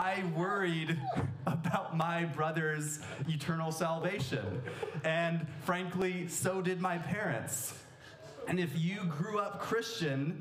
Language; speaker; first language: English; native; English